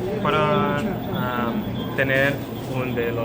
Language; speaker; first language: Spanish; non-native, learner; English